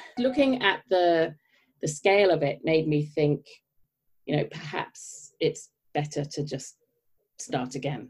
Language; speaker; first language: English; native; English